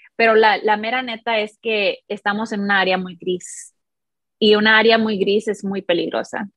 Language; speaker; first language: Spanish; early bilingual, heritage; Spanish